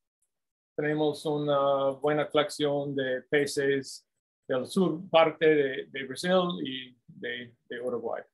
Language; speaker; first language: Spanish; non-native, fluent; English